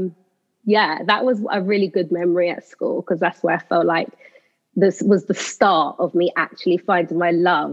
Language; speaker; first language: English; native; English